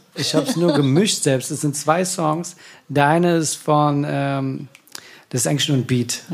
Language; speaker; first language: German; early bilingual, other home language; Persian